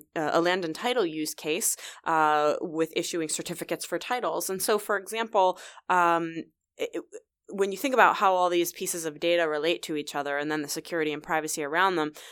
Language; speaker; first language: English; native; English